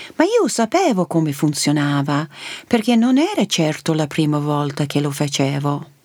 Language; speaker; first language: Italian; early bilingual, heritage; Italian